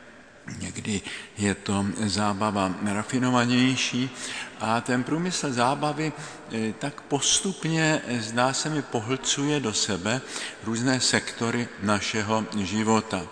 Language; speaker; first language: Czech; native; Czech